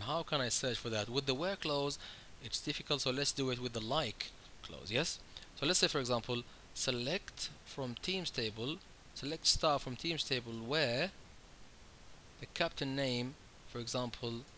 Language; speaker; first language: English; non-native, fluent; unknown